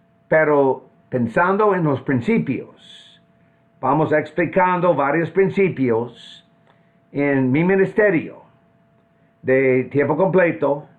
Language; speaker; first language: Spanish; non-native, fluent; English